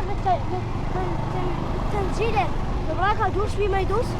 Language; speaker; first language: Arabic; native; Arabic